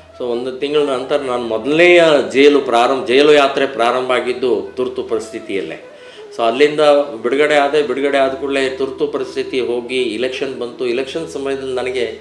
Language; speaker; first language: Kannada; native; Kannada